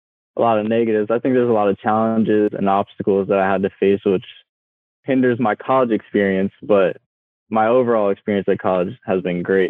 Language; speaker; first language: English; native; English